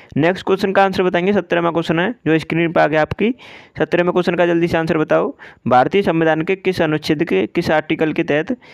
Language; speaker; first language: Hindi; native; Hindi